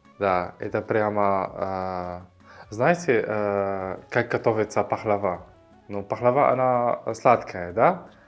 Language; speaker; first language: Russian; non-native, fluent; Arabic